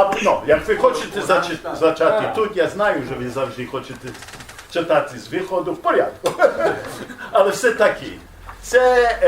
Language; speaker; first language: Ukrainian; non-native, learner; English